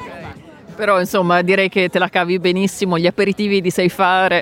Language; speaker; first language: Italian; native; Italian